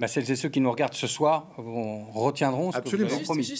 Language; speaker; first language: French; native; French